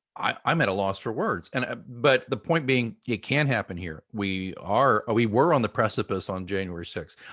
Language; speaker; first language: English; native; English